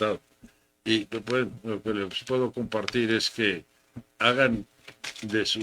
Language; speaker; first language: Spanish; native; Spanish